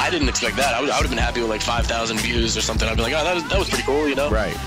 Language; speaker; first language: English; native; English